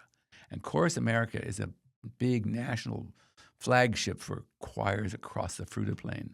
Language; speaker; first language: English; native; English